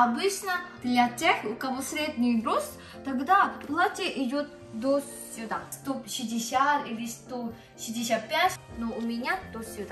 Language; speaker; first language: Russian; non-native, fluent; Korean